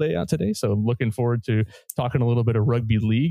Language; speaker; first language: English; native; English